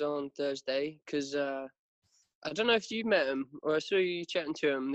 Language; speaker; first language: English; native; English